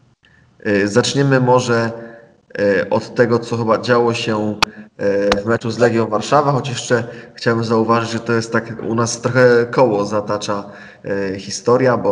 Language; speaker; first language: Polish; native; Polish